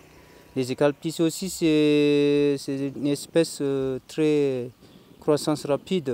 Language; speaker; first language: French; non-native, local second language; Malagasy